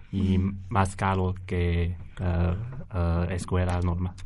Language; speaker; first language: Spanish; non-native, learner; Chinese